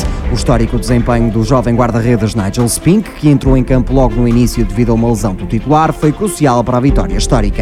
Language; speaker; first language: Portuguese; native; Portuguese